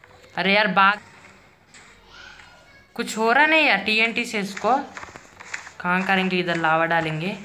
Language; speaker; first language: Hindi; native; Hindi